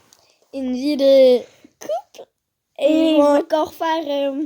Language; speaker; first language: French; native; French